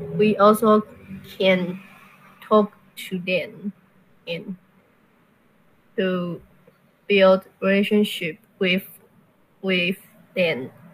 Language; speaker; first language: English; non-native, learner; Chinese